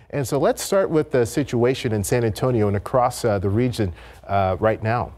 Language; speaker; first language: English; native; English